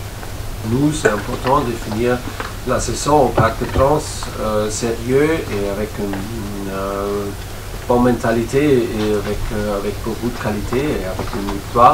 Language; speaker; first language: French; non-native, fluent; German